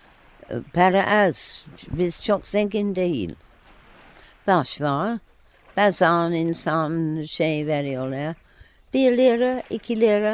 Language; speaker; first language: Turkish; non-native, learner; English